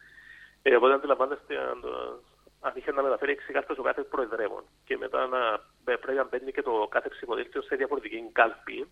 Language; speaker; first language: Greek; native; Greek